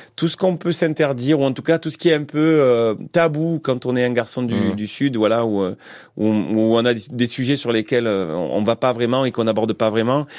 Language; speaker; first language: French; native; French